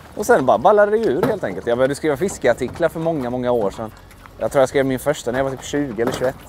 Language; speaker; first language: Swedish; early bilingual, other home language; Russian